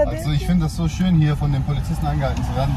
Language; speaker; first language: German; early bilingual, other home language; Turkish